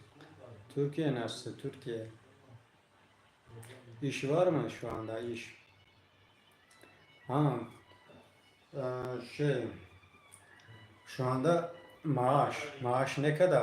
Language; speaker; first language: Turkish; non-native, learner; Tajik